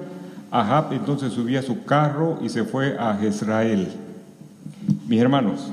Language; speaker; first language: Spanish; native; Spanish